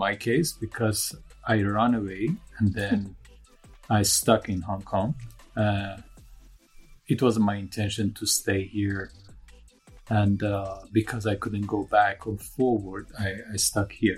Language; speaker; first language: English; non-native, fluent; Turkish